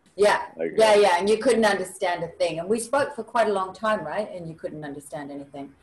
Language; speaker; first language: English; native; English